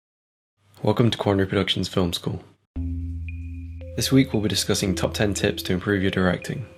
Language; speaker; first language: English; native; English